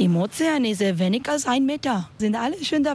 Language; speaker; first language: German; non-native, learner; Spanish